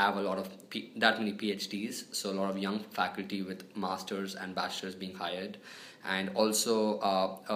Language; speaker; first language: English; non-native, local second language; Telugu